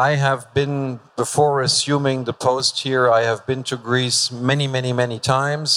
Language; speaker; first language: English; non-native, fluent; German